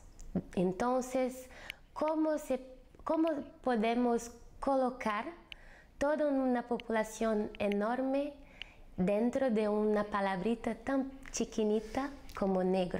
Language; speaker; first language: Spanish; non-native, fluent; Portuguese